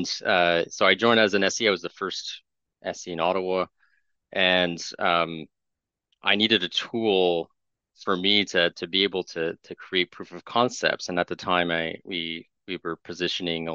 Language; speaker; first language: English; non-native, fluent; French